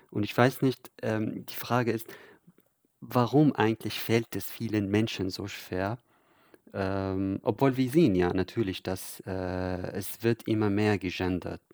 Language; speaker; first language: German; non-native, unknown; Arabic